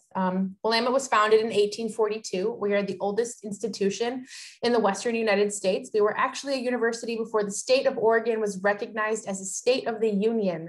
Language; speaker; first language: English; native; English